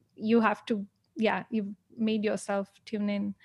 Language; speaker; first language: English; non-native, local second language; Kannada